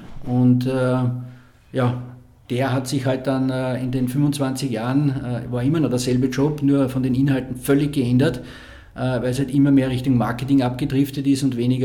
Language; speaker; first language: German; native; German